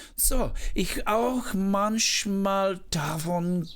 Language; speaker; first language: German; non-native, learner; English